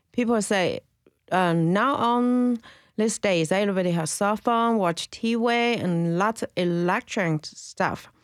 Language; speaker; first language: English; non-native, learner; Chinese